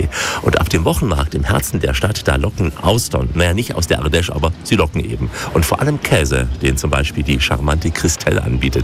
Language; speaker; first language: German; native; German